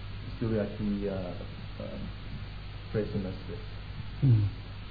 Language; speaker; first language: Spanish; non-native, fluent; English